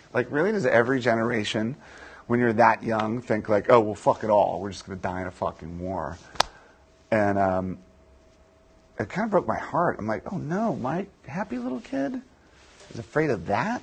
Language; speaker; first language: English; native; English